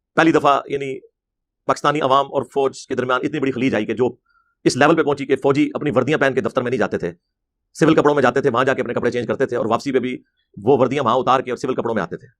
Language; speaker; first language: Urdu; non-native, local second language; Punjabi